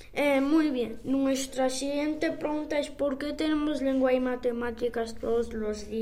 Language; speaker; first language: Spanish; early bilingual, other home language; Arabic